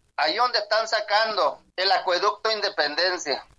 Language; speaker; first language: Spanish; non-native, local second language; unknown